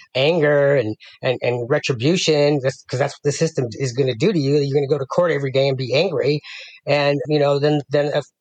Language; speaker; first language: English; native; English